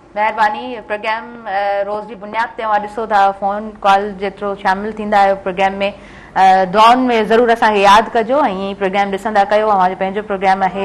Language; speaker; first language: Sindhi; native; Sindhi